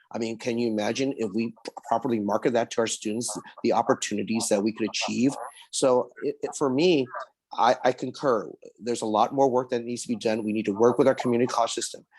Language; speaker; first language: English; early bilingual, other home language; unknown